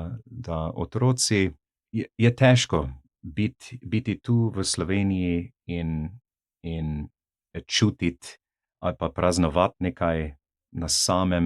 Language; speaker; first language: Slovenian; non-native, fluent; English